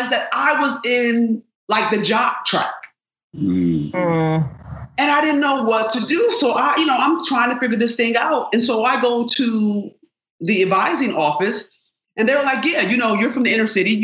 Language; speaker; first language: English; native; English